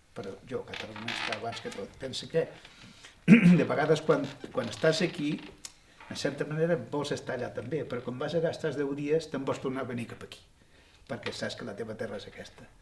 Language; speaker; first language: Catalan; non-native, local second language; Spanish